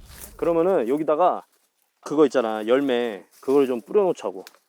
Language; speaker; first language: Korean; native; Korean